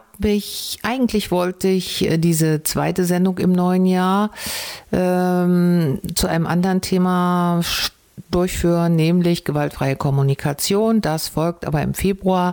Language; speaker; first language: German; native; German